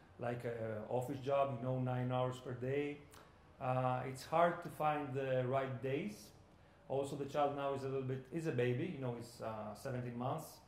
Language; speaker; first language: English; non-native, fluent; Greek